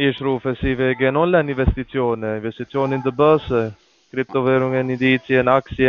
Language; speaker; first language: German; non-native, learner; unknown